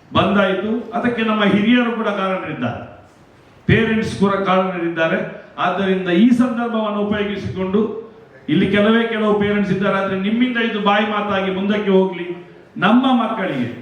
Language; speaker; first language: Kannada; non-native, local second language; Konkani